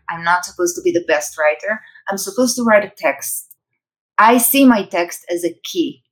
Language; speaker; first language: English; non-native, fluent; Hebrew